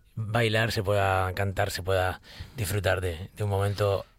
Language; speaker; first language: Spanish; native; Spanish